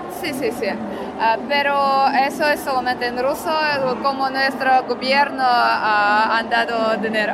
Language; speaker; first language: Spanish; non-native, learner; Russian